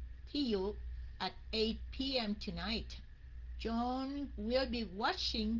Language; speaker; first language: English; non-native, fluent; Vietnamese